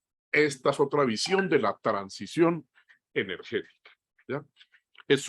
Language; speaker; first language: Spanish; native; Spanish